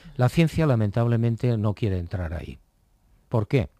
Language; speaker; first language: Spanish; native; Spanish